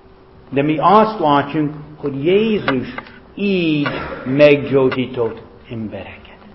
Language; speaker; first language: Hungarian; non-native, fluent; English